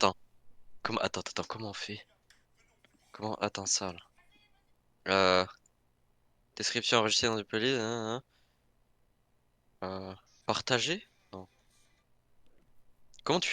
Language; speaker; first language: French; native; French